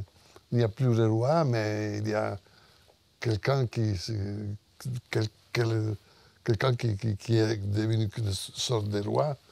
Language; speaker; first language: French; non-native, fluent; Italian